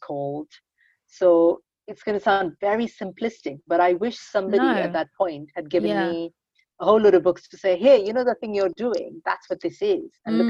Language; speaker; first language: English; non-native, local second language; Hindi